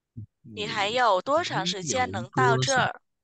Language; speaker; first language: Chinese; non-native, fluent; Vietnamese